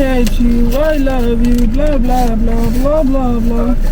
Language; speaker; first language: English; non-native, learner; Haitian Creole